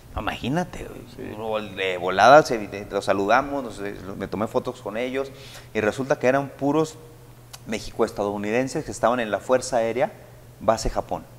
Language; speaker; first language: Spanish; native; Spanish